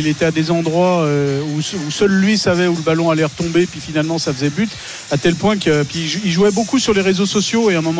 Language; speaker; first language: French; native; French